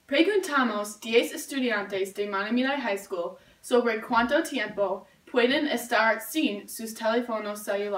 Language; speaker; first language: Spanish; non-native, learner; English